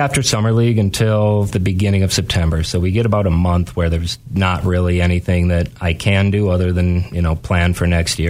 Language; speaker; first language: English; native; English